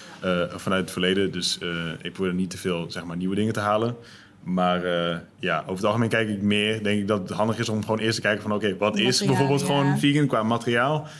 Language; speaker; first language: Dutch; native; Dutch